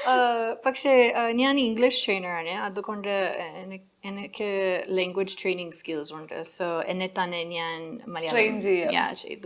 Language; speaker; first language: Malayalam; non-native, learner; English